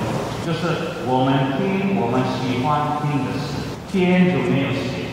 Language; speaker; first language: Chinese; non-native, fluent; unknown